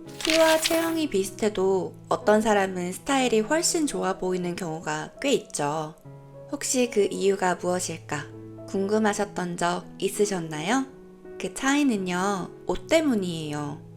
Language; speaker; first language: Korean; native; Korean